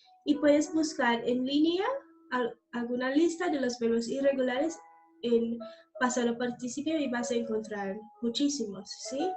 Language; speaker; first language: Spanish; non-native, fluent; English